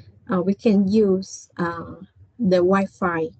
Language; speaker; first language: English; non-native, learner; Vietnamese